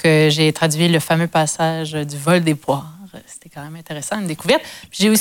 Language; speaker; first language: French; native; French